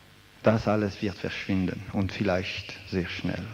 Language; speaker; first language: German; non-native, fluent; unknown